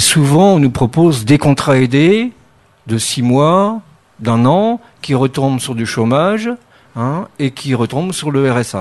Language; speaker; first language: French; native; French